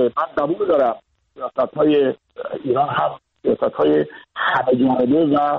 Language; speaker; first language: Persian; native; Persian